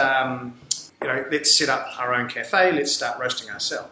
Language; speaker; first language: English; native; English